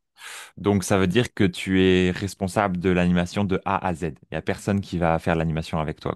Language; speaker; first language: French; native; French